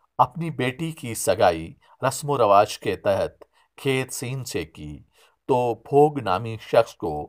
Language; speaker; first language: Urdu; non-native, local second language; Sindhi